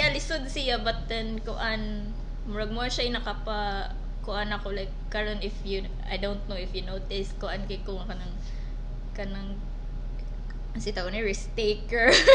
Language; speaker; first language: English; non-native, local second language; Cebuano